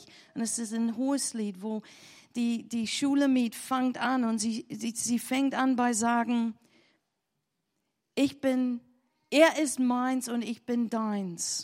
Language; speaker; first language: German; non-native, learner; English